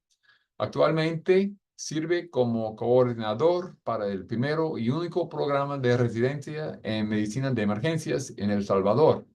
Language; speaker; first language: Spanish; non-native, fluent; English